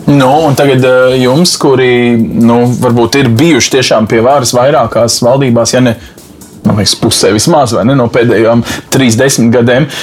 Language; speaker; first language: Latvian; native; Latvian